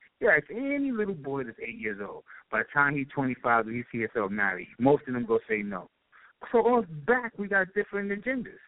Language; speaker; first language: English; native; English